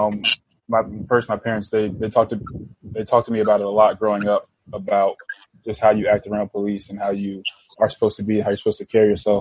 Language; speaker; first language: English; native; English